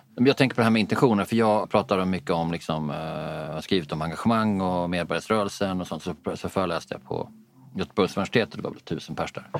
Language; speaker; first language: Swedish; native; Swedish